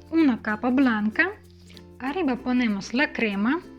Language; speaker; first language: Spanish; non-native, fluent; Russian